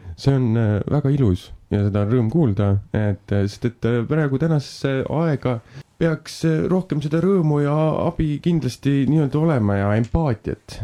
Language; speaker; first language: Estonian; native; Estonian